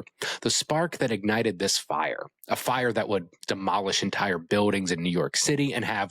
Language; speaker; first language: English; native; English